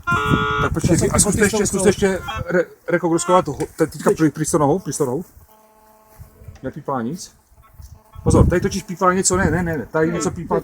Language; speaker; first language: Czech; native; Czech